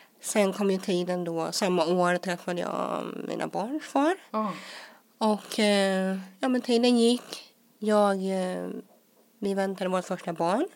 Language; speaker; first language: Swedish; early bilingual, other home language; English